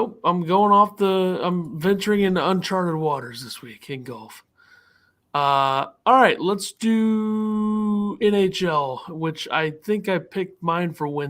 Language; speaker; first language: English; native; English